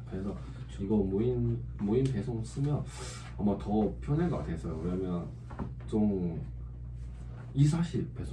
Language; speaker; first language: Korean; non-native, learner; Chinese